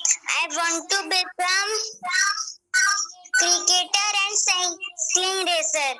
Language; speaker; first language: English; non-native, learner; Hindi